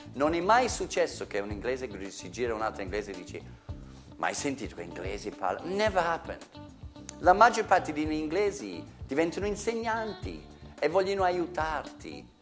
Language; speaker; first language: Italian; non-native, fluent; English